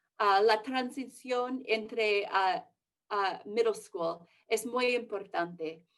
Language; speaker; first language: Spanish; early bilingual, heritage; English